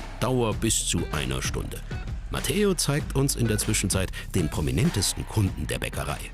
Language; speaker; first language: German; native; German